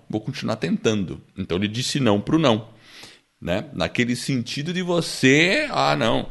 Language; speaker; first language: Portuguese; early bilingual, other home language; English